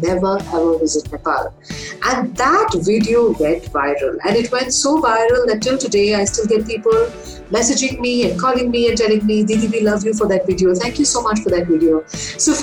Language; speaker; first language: English; non-native, local second language; Bangla